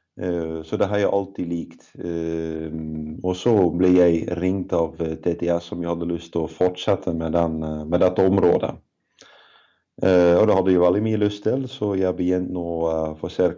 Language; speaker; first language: Norwegian; non-native, fluent; Dutch